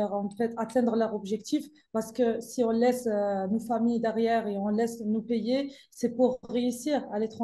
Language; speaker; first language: French; non-native, local second language; Arabic